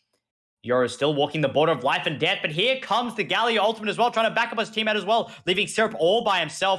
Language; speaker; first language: English; native; English